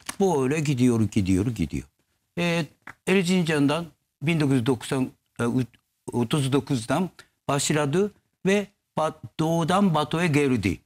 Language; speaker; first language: Turkish; non-native, learner; Japanese